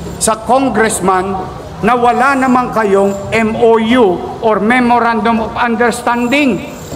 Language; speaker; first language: Filipino; native; Filipino